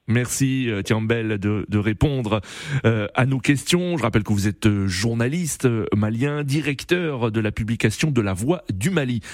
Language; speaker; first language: French; native; French